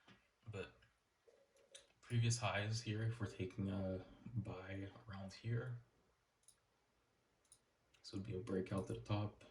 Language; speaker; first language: English; native; English